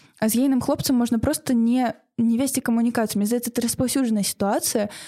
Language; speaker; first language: Belarusian; non-native, local second language; Russian